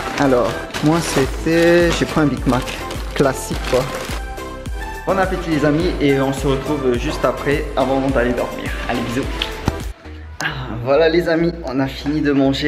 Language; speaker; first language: French; native; French